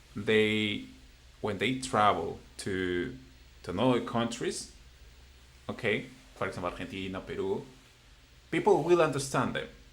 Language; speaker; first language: English; non-native, fluent; Spanish